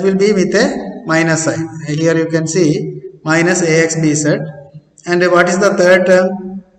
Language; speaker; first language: English; non-native, local second language; Malayalam